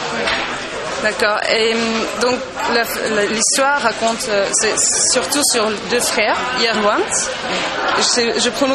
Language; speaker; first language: French; non-native, local second language; Dutch